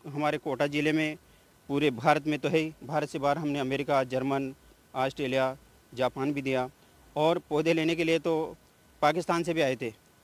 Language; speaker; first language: Hindi; native; Hindi